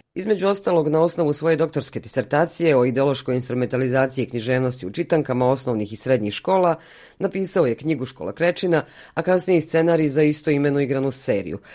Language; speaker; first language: Bosnian; native; Bosnian